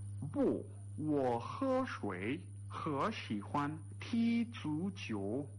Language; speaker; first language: Chinese; non-native, learner; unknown